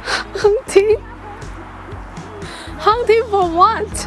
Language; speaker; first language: English; non-native, learner; Chinese